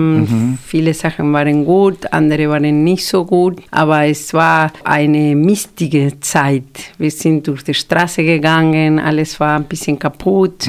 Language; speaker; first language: German; non-native, fluent; Spanish